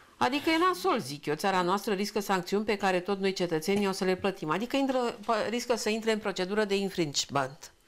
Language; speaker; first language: Romanian; native; Romanian